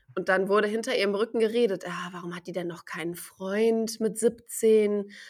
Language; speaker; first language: German; native; German